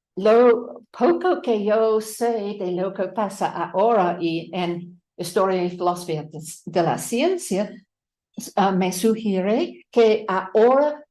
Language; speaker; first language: Spanish; non-native, fluent; English